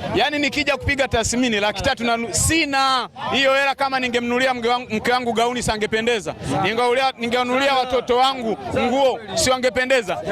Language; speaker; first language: Swahili; non-native, local second language; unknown